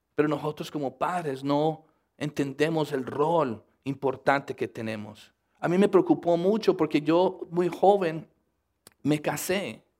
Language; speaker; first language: Spanish; early bilingual, heritage; Spanish